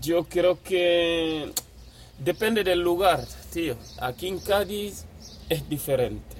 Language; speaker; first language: Spanish; non-native, fluent; Wolof